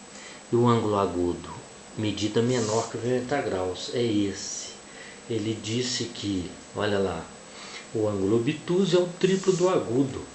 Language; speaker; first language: Portuguese; native; Portuguese